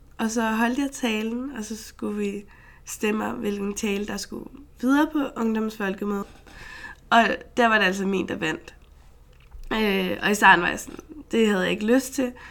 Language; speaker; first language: Danish; native; Danish